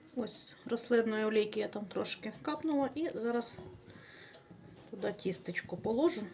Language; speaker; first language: Ukrainian; native; Ukrainian